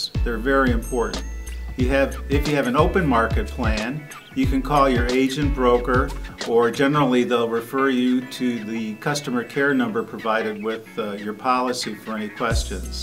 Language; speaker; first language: English; native; English